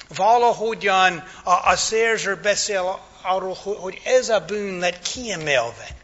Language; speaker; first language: Hungarian; non-native, fluent; English